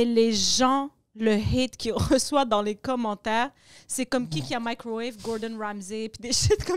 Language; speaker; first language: French; native; French